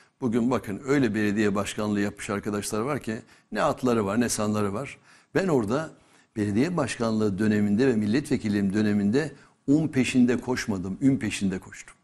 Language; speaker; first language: Turkish; native; Turkish